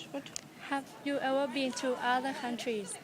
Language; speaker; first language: English; non-native, learner; Thai